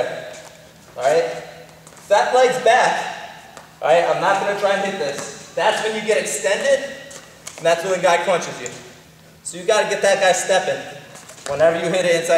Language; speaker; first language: English; native; English